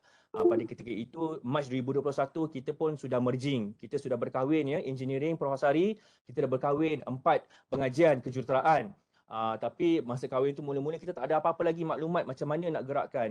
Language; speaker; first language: Malay; native; Malay